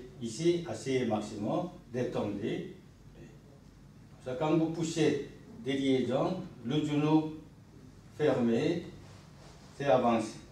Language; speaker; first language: French; non-native, learner; Korean